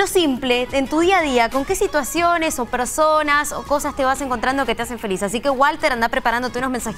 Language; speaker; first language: Spanish; native; Spanish